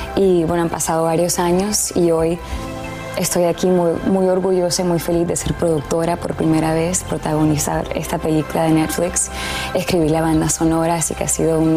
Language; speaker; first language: Spanish; early bilingual, heritage; Spanish